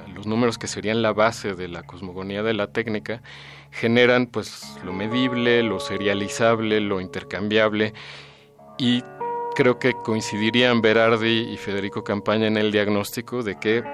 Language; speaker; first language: Spanish; native; Spanish